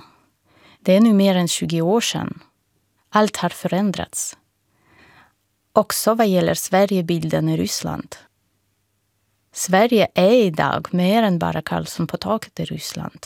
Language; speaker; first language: Swedish; non-native, fluent; Russian